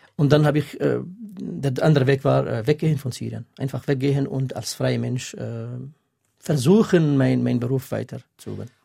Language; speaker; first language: German; non-native, fluent; Kurdish